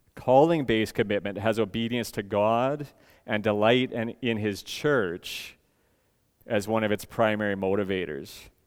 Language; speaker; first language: English; native; English